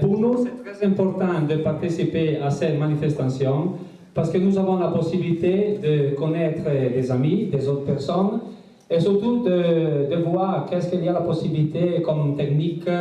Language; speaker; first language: French; non-native, learner; Italian